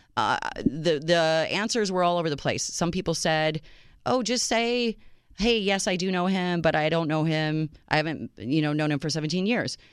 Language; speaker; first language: English; native; English